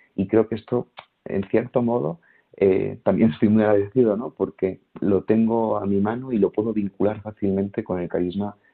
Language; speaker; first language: Spanish; native; Spanish